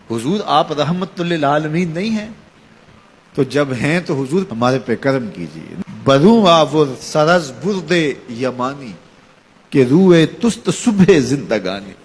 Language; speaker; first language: Urdu; non-native, local second language; Punjabi